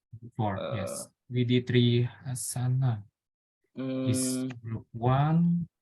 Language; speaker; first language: English; non-native, learner; Indonesian